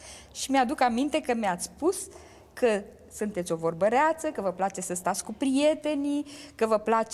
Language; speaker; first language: Romanian; native; Romanian